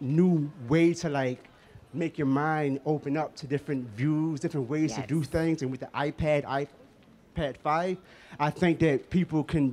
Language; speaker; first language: English; non-native, fluent; French